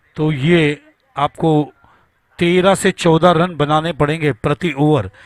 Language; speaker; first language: Hindi; non-native, local second language; Marathi